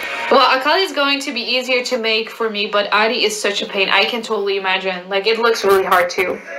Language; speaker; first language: English; non-native, fluent; Dutch